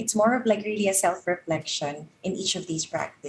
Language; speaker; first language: English; non-native, local second language; Filipino